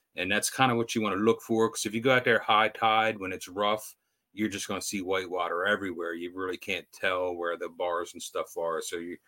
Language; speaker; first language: English; native; English